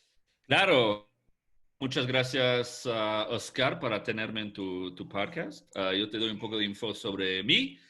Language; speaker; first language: Spanish; non-native, fluent; English